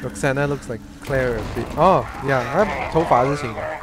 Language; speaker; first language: English; non-native, local second language; Chinese